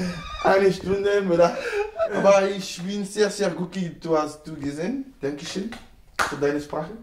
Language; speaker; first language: German; non-native, learner; French